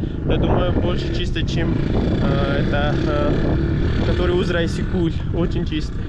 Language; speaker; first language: Russian; non-native, learner; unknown